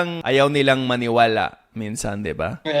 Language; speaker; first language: Filipino; non-native, fluent; English